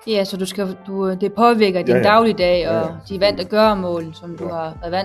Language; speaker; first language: Danish; native; Danish